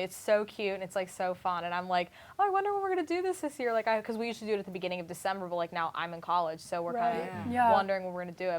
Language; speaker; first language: English; native; English